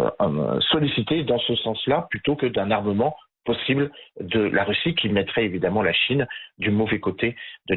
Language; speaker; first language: French; native; French